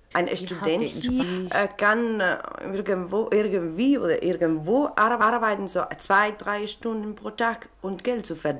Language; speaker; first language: German; non-native, fluent; Spanish